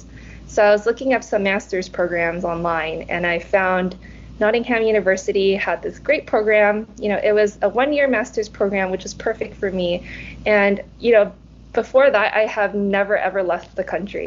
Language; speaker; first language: English; early bilingual, other home language; Cantonese